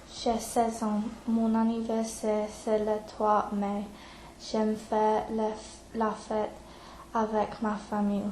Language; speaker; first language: French; non-native, learner; English